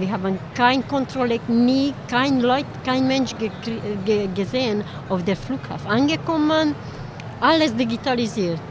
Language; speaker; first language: German; non-native, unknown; Hungarian